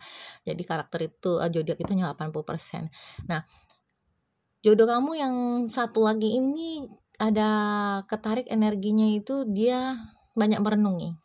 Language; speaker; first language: Indonesian; native; Indonesian